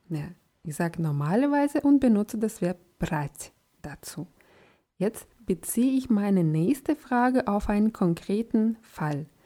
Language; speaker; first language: German; non-native, fluent; Russian